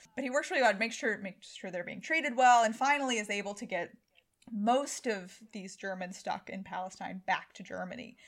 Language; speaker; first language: English; native; English